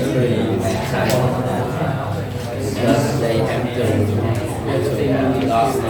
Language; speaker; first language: English; non-native, learner; Vietnamese